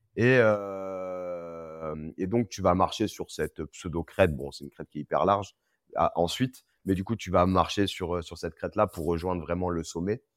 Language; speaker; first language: French; native; French